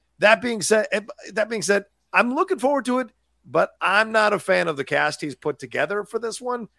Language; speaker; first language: English; native; English